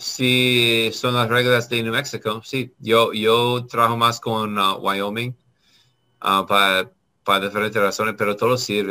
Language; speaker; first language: Spanish; non-native, learner; English